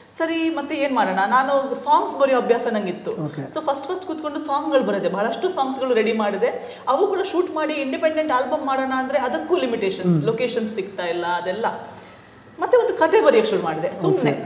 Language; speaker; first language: Kannada; non-native, local second language; Konkani